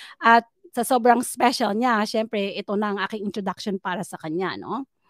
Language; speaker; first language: Filipino; non-native, local second language; Pangasinan